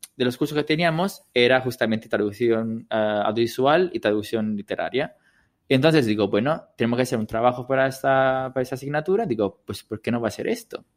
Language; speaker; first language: Spanish; non-native, fluent; Italian